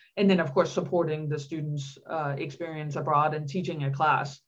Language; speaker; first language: English; non-native, fluent; Danish